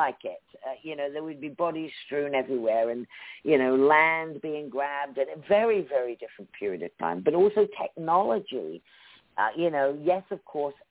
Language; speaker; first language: English; native; English